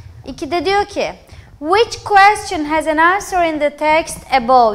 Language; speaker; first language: English; non-native, fluent; Turkish